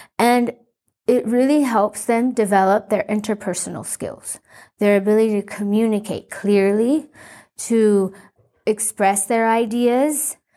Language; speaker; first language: English; early bilingual, other home language; Spanish